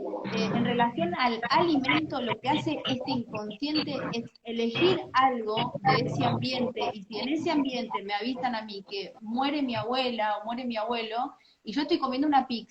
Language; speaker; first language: Spanish; native; Spanish